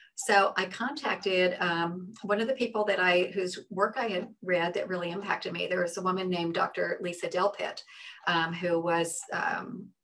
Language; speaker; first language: English; native; English